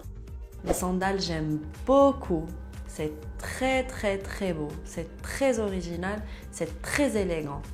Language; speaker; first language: French; non-native, local second language; Arabic